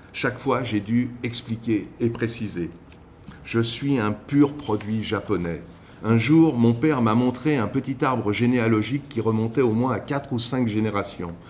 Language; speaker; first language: French; native; French